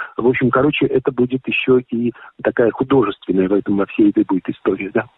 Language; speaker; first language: Russian; native; Russian